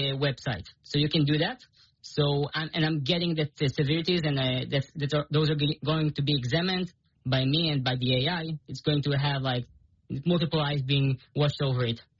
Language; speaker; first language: English; non-native, fluent; Hebrew